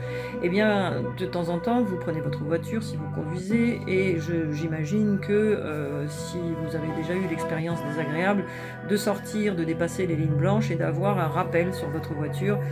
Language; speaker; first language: French; native; French